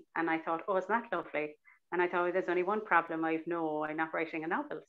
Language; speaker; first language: English; native; English